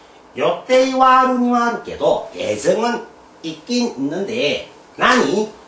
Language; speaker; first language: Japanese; non-native, fluent; Korean